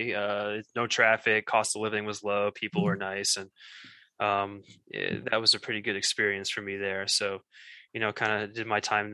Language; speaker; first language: English; native; English